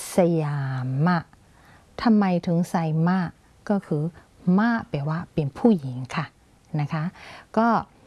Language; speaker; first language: Thai; non-native, fluent; Burmese